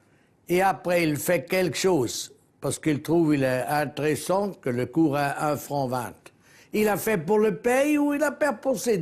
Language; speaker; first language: French; non-native, local second language; German